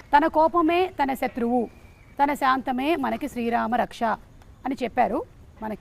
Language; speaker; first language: Telugu; native; Telugu